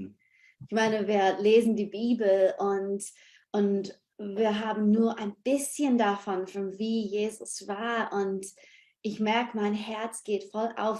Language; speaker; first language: German; non-native, fluent; English